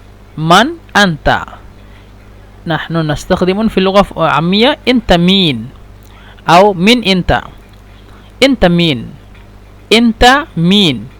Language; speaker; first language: Arabic; non-native, fluent; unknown